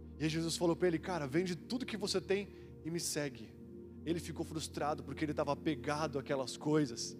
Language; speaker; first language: Portuguese; native; Portuguese